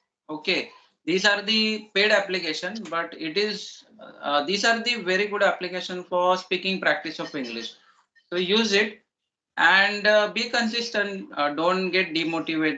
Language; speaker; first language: English; non-native, learner; Marathi